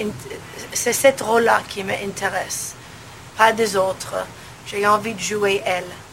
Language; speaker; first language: French; non-native, learner; English